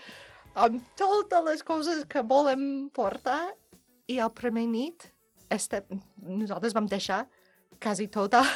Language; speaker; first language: Catalan; non-native, learner; English